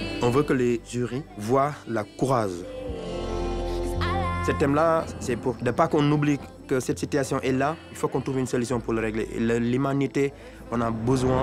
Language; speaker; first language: French; non-native, local second language; Wolof